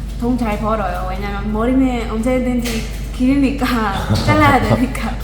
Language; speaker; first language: Korean; non-native, learner; Burmese